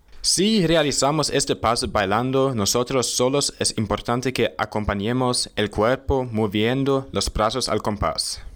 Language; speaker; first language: Spanish; non-native, learner; German